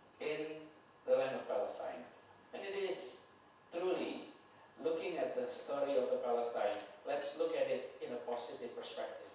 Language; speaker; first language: English; non-native, fluent; Indonesian